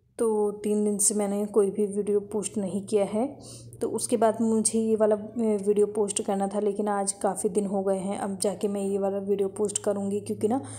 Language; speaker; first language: Hindi; native; Hindi